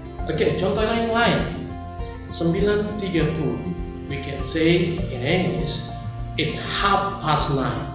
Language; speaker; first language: English; non-native, fluent; Indonesian